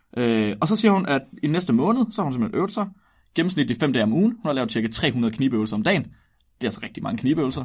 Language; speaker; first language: Danish; native; Danish